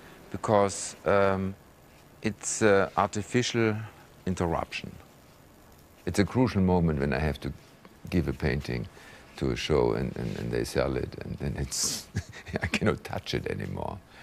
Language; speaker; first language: English; non-native, fluent; German